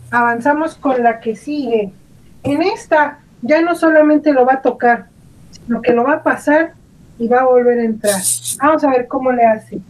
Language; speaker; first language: Spanish; native; Spanish